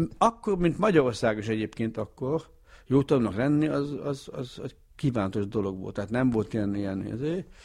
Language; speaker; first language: Hungarian; early bilingual, heritage; Hungarian